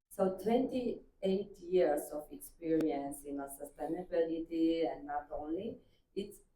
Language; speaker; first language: English; non-native, learner; Romanian